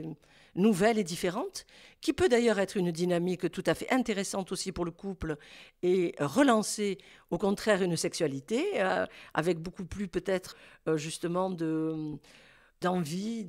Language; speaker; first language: French; native; French